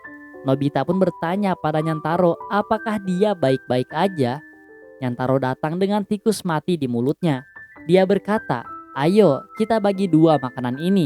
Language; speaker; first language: Indonesian; native; Indonesian